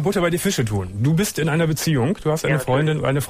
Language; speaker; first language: German; native; German